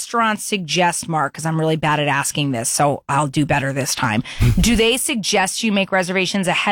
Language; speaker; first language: English; native; English